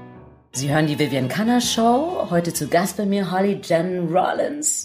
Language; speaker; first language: German; native; German